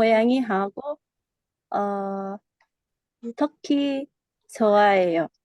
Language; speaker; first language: Korean; non-native, learner; Indonesian